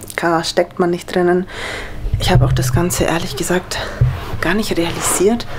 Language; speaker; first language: German; native; German